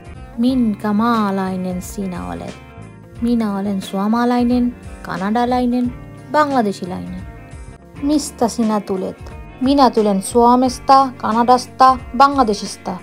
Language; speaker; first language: Finnish; non-native, learner; Bangla